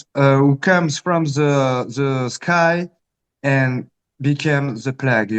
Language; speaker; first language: English; early bilingual, heritage; Spanish